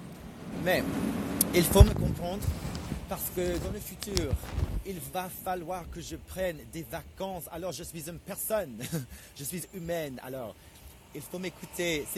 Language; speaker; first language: French; non-native, fluent; English